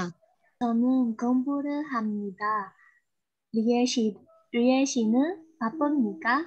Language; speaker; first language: Korean; non-native, learner; Thai